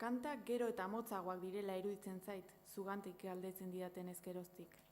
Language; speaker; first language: Basque; native; Basque